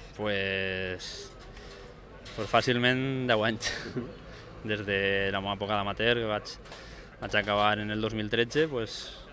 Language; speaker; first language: Catalan; native; Catalan